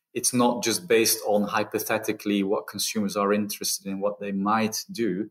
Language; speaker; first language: English; non-native, fluent; Dutch